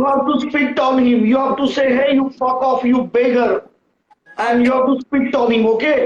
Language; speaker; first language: English; non-native, local second language; Hindi